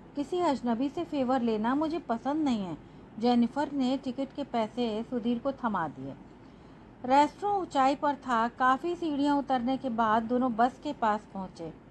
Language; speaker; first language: Hindi; native; Hindi